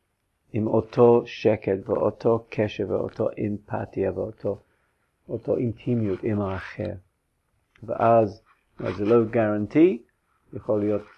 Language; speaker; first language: Hebrew; non-native, fluent; English